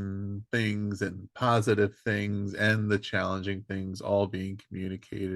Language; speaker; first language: English; native; English